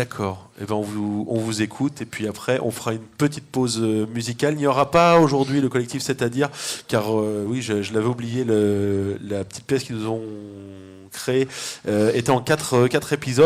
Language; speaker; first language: French; native; French